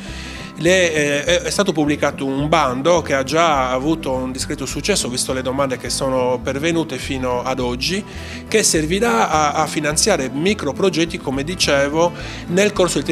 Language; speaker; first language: Italian; native; Italian